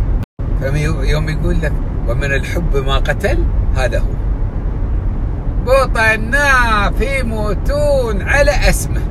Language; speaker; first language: Arabic; native; Arabic